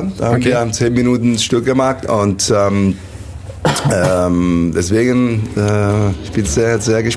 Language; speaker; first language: German; non-native, learner; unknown